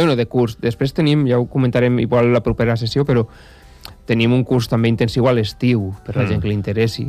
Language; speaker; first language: Catalan; native; Catalan